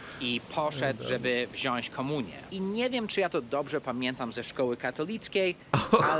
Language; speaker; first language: Polish; early bilingual, heritage; Polish